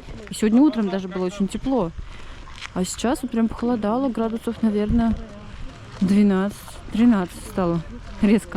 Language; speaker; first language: Russian; native; Russian